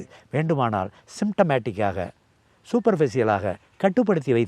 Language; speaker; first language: Tamil; native; Tamil